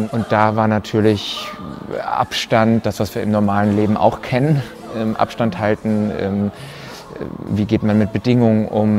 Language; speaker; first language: German; native; German